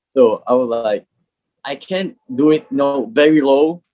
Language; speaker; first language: English; non-native, learner; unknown